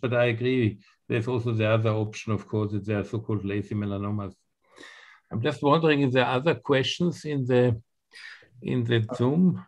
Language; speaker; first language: English; non-native, fluent; German